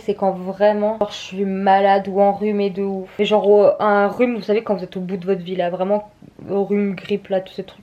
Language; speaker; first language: French; native; French